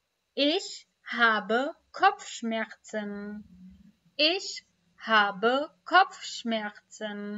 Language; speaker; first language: German; non-native, fluent; Urdu